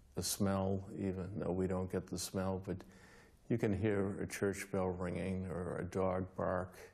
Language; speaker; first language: English; native; English